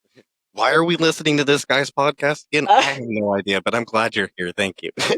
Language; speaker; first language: English; native; English